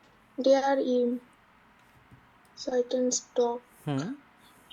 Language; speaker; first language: German; non-native, learner; Bangla